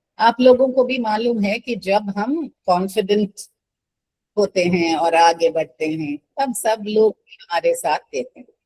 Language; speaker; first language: Hindi; non-native, local second language; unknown